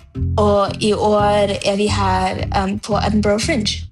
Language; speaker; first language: Norwegian; early bilingual, heritage; English